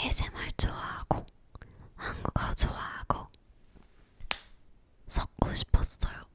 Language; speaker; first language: Korean; non-native, learner; English